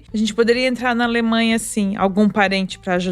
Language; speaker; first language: Portuguese; native; Portuguese